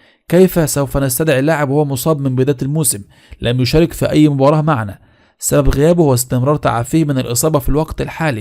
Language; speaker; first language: Arabic; native; Arabic